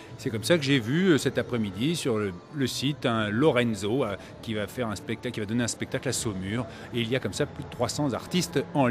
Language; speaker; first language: French; native; French